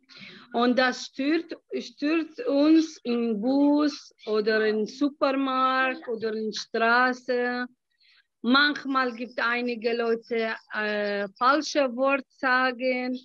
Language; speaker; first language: German; non-native, learner; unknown